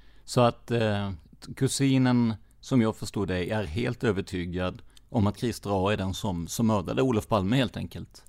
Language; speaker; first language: Swedish; native; Swedish